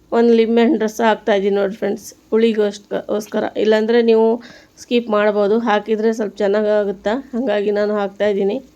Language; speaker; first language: Kannada; non-native, local second language; Urdu